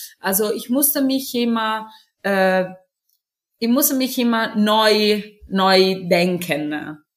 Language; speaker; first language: German; non-native, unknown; Italian